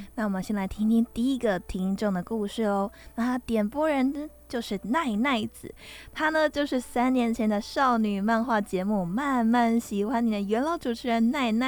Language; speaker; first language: Chinese; native; Chinese